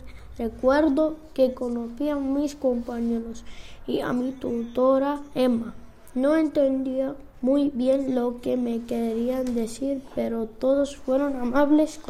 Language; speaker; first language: Spanish; early bilingual, other home language; Turkish